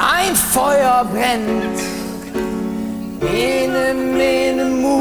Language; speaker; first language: German; native; German